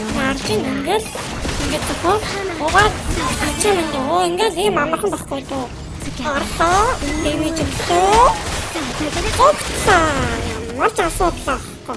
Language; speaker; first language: Mongolian; native; Mongolian